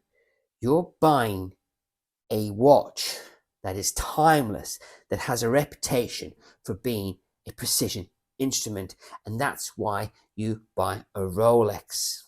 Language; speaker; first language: English; native; English